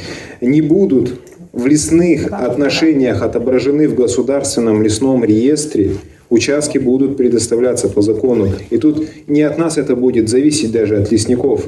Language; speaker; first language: Russian; native; Russian